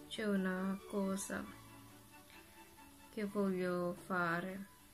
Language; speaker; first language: Italian; non-native, learner; Japanese